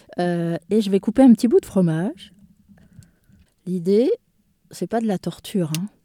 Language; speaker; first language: French; native; French